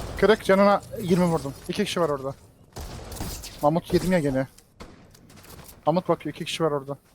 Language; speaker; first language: Turkish; native; Turkish